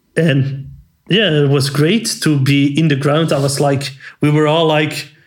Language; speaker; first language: English; non-native, fluent; Dutch